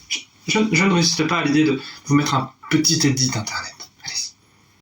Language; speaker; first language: French; native; French